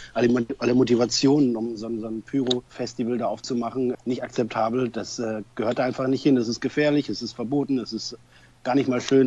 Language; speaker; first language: German; native; German